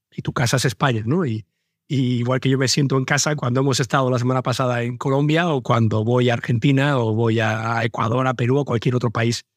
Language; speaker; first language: Spanish; native; Spanish